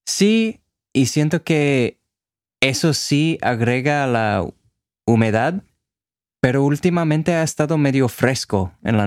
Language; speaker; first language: Spanish; non-native, fluent; English